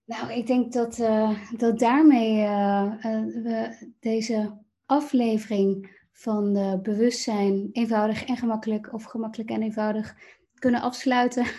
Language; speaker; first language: Dutch; native; Dutch